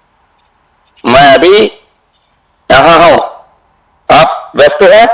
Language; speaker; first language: Hindi; non-native, learner; Telugu